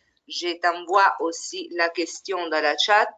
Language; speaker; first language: French; non-native, fluent; Italian